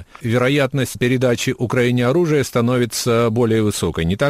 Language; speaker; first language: Russian; native; Russian